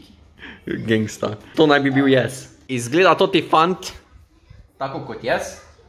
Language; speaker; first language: Slovenian; native; Slovenian